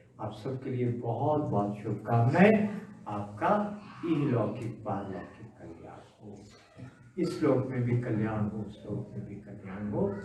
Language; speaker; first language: Hindi; native; Hindi